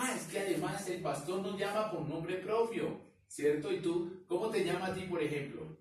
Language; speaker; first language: Spanish; native; Spanish